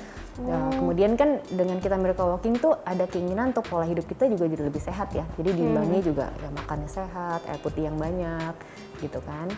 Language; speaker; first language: Indonesian; native; Indonesian